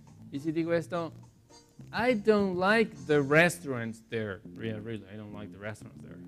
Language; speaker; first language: English; non-native, fluent; Spanish